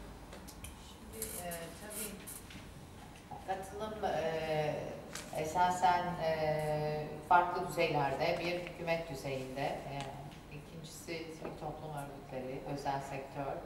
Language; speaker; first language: Turkish; native; Turkish